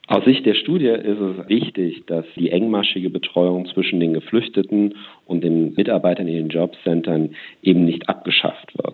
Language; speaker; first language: German; native; German